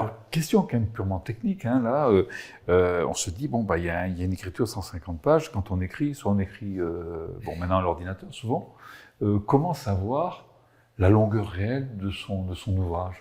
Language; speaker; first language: French; native; French